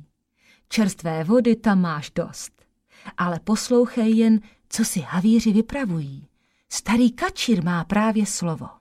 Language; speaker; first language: Czech; native; Czech